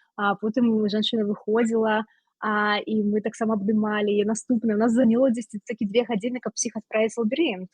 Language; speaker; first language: Belarusian; non-native, local second language; Russian